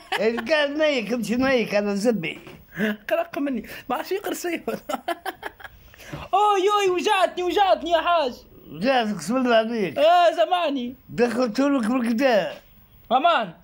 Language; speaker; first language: Arabic; native; Arabic